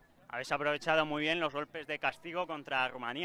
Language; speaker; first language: Spanish; native; Spanish